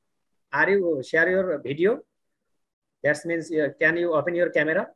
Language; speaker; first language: English; non-native, learner; Bangla